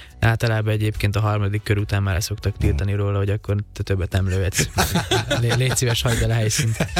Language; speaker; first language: Hungarian; native; Hungarian